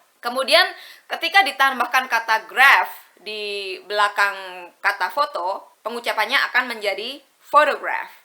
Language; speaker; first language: Indonesian; native; Indonesian